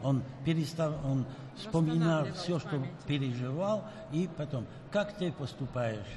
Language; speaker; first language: Russian; non-native, fluent; French